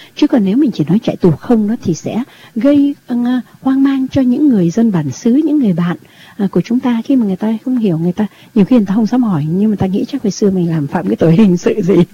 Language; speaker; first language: Vietnamese; native; Vietnamese